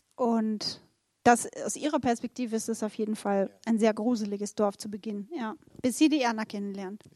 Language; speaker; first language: German; native; German